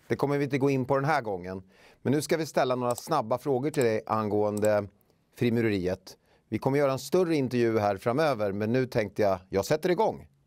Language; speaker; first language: Swedish; native; Swedish